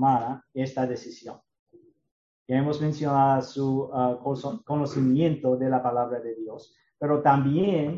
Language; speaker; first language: Spanish; non-native, learner; English